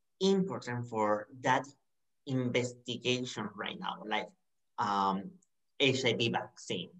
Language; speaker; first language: English; non-native, learner; Spanish